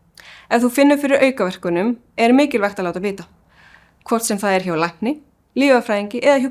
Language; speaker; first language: Icelandic; native; Icelandic